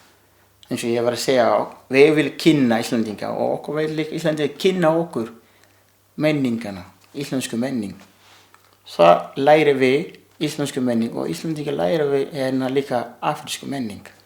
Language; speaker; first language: Icelandic; non-native, learner; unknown